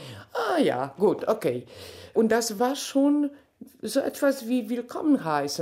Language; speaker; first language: German; non-native, fluent; Polish